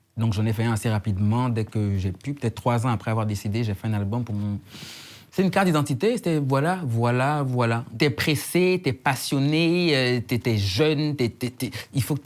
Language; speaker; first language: French; native; French